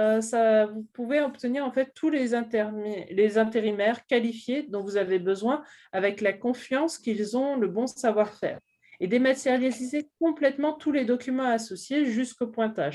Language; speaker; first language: French; native; French